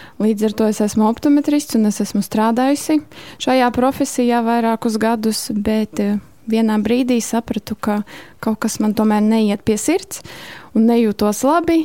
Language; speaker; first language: Latvian; non-native, local second language; Russian